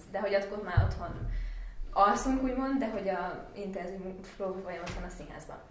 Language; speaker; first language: Hungarian; native; Hungarian